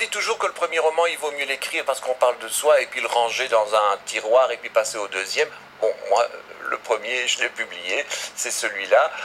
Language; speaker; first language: French; native; French